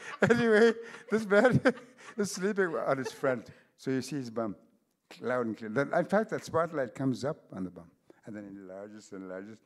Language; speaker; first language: English; non-native, local second language; Cree